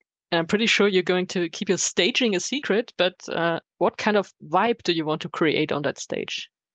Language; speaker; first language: English; non-native, fluent; German